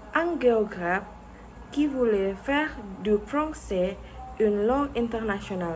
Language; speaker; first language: French; non-native, learner; Indonesian